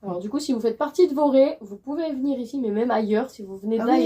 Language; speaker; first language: French; native; French